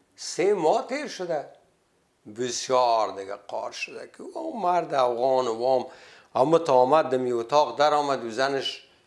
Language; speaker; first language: Persian; native; Persian